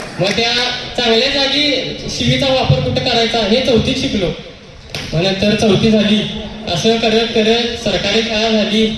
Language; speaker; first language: Marathi; non-native, local second language; Kannada